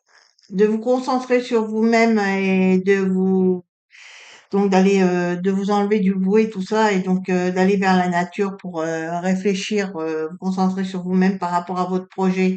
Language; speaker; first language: French; native; French